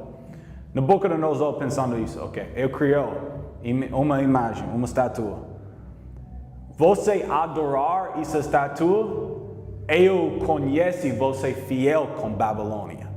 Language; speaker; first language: Portuguese; non-native, learner; English